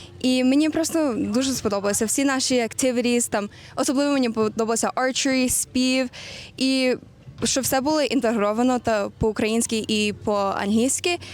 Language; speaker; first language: Ukrainian; early bilingual, heritage; Ukrainian